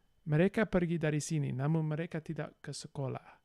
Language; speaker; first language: Indonesian; non-native, learner; English